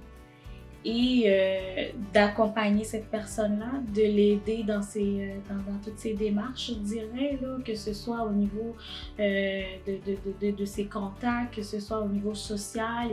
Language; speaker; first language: French; non-native, local second language; Haitian Creole